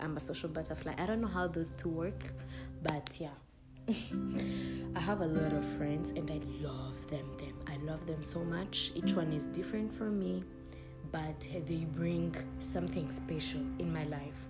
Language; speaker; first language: English; non-native, local second language; Kinyarwanda